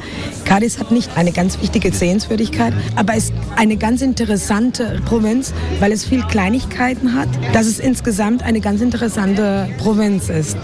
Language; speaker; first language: German; non-native, fluent; Spanish